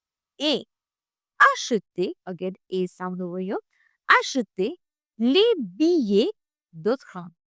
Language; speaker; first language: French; non-native, fluent; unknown